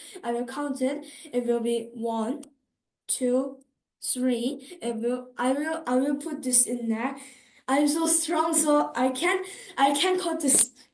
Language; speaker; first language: English; non-native, learner; Korean